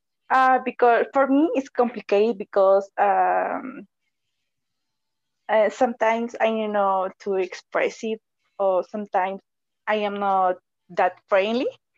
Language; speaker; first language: English; non-native, learner; Spanish